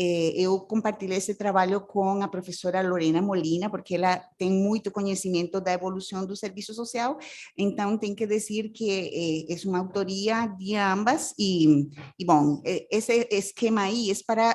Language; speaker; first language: Portuguese; non-native, fluent; Spanish